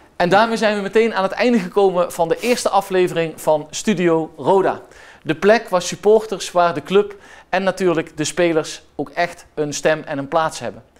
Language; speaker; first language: Dutch; native; Dutch